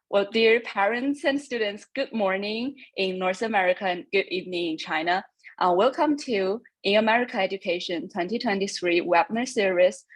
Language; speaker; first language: English; non-native, fluent; Chinese